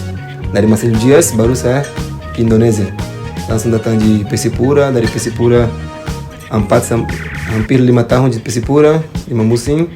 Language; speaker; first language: Indonesian; non-native, fluent; Portuguese